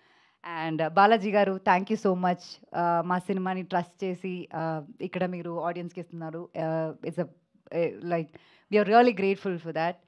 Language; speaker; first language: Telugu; non-native, local second language; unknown